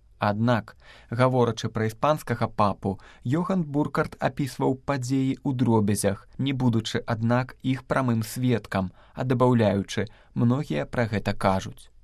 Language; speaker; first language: Belarusian; native; Belarusian